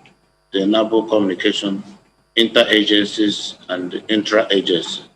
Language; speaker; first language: English; non-native, local second language; Igbo